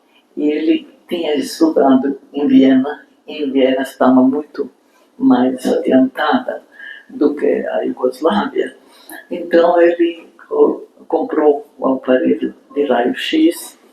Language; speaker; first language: Portuguese; non-native, fluent; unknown